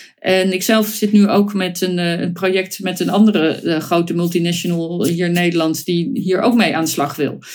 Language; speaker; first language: Dutch; native; Dutch